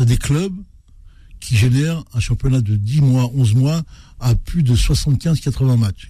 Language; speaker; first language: French; native; French